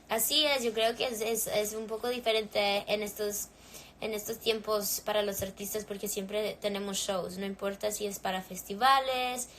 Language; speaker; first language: Spanish; early bilingual, other home language; English